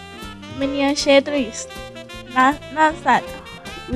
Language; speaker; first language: Russian; non-native, learner; Thai